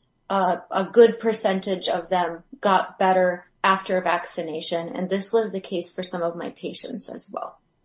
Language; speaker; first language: English; early bilingual, other home language; Russian